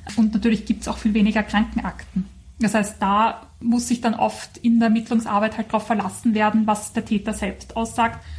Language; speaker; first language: German; native; German